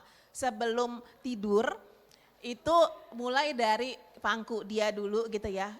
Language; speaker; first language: Indonesian; native; Indonesian